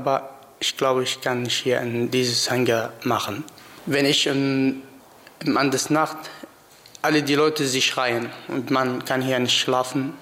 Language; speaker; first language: German; non-native, learner; Arabic